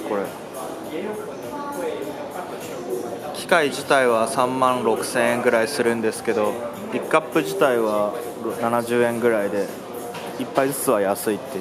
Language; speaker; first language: Japanese; native; Japanese